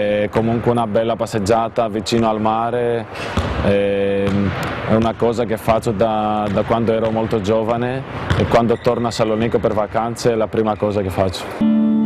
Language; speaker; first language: Italian; non-native, fluent; Greek